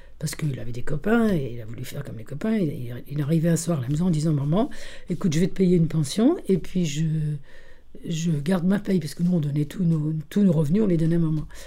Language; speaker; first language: French; early bilingual, other home language; Italian